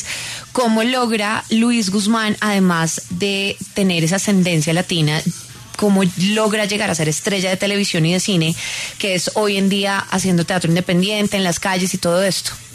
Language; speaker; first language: Spanish; native; Spanish